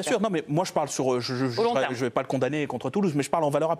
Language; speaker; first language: French; native; French